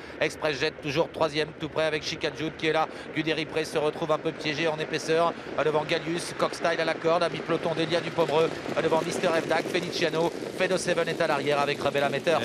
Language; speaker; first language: French; native; French